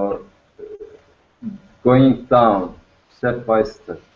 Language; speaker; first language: English; non-native, learner; Turkish